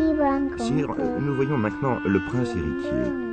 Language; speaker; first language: French; native; French